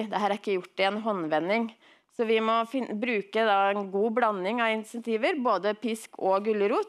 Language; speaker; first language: Norwegian; native; Norwegian